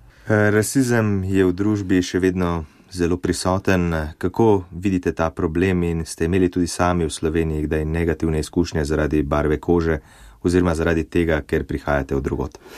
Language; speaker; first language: Slovenian; native; Slovenian